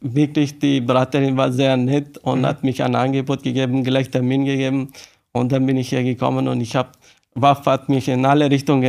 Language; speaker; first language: German; non-native, learner; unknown